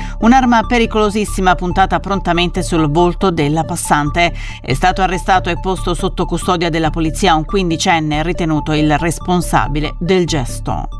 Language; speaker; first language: Italian; native; Italian